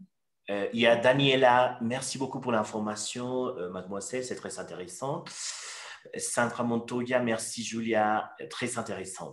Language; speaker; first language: French; non-native, fluent; Spanish